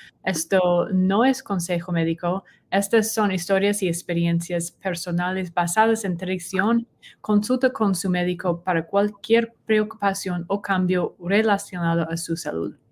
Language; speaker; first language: Spanish; non-native, learner; English